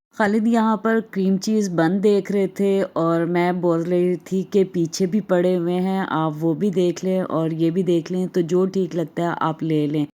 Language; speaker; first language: Urdu; native; Urdu